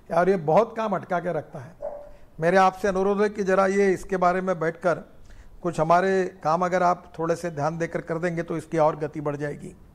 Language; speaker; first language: Hindi; non-native, local second language; Marathi